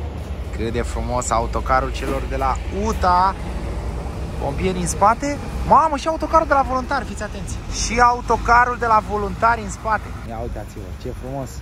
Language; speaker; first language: Romanian; native; Romanian